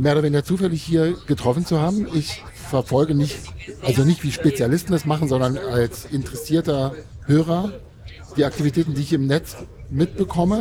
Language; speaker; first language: German; native; German